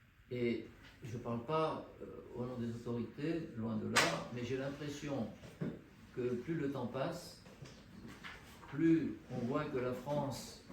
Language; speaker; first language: French; native; French